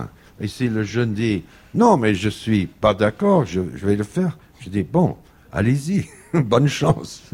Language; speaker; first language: French; non-native, fluent; English